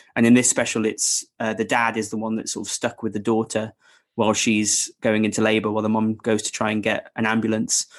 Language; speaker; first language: English; native; English